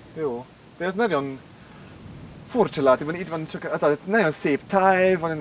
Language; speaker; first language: Hungarian; non-native, learner; English